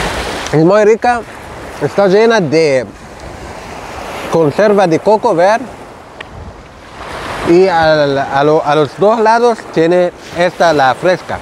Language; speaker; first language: Spanish; non-native, fluent; Arabic